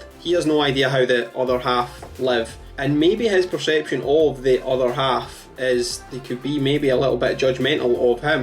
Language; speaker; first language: English; native; English